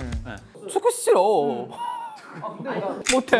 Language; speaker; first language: Korean; native; Korean